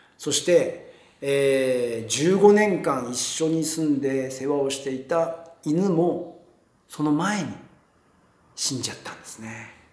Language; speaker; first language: Japanese; native; Japanese